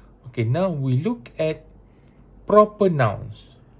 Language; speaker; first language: English; non-native, local second language; Malay